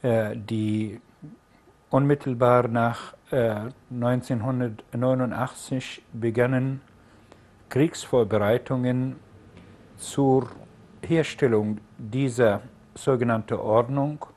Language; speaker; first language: German; non-native, fluent; Arabic